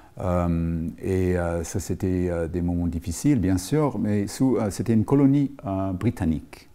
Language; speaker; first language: French; non-native, fluent; English